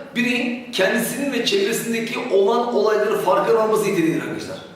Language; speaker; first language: Turkish; native; Turkish